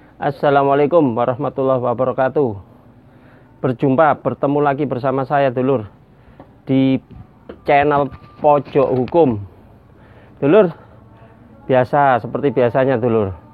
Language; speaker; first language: Indonesian; native; Indonesian